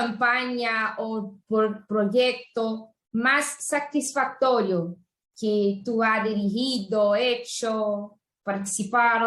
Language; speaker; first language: Spanish; non-native, fluent; Portuguese